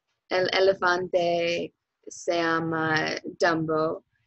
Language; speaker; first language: Spanish; non-native, learner; English